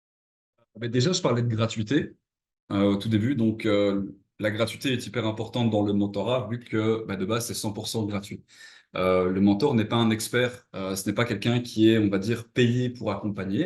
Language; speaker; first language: French; native; French